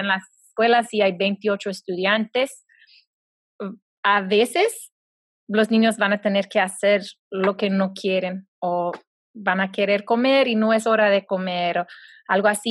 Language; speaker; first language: Spanish; non-native, fluent; English